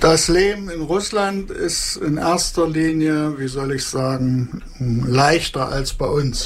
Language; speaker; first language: German; native; German